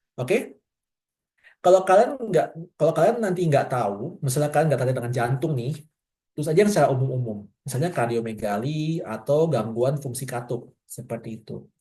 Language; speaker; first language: Indonesian; native; Indonesian